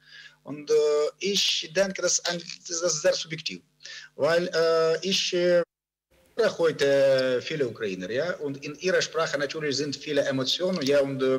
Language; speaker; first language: German; non-native, learner; Ukrainian